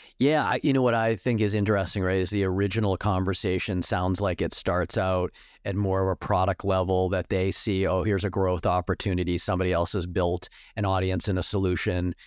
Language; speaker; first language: English; native; English